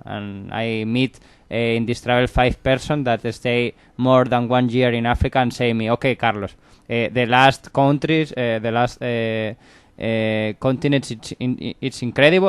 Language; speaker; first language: English; non-native, learner; Spanish